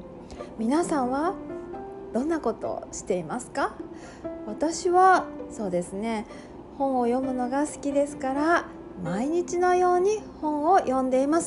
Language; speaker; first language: Japanese; non-native, learner; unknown